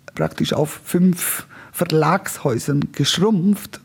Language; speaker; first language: German; non-native, local second language; Romansh